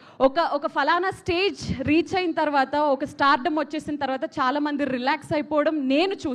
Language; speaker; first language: Telugu; native; Telugu